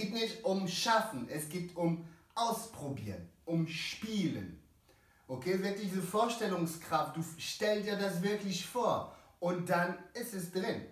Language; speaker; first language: German; non-native, fluent; French